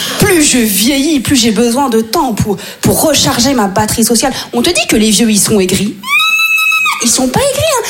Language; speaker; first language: French; native; French